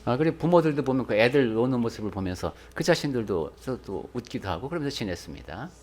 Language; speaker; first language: Korean; native; Korean